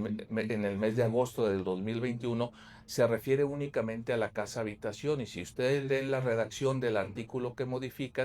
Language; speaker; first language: Spanish; native; Spanish